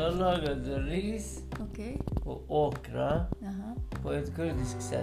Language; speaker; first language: Swedish; non-native, fluent; Kurdish